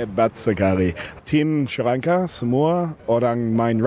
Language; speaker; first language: Indonesian; non-native, fluent; English